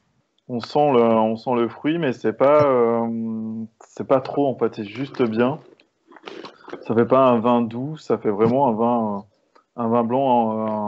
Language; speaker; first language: French; native; French